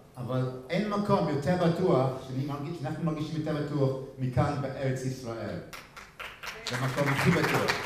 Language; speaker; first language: Hebrew; non-native, fluent; English